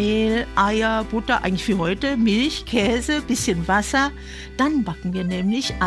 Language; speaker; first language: German; native; German